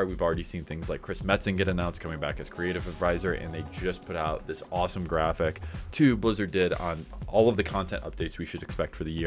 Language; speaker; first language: English; native; English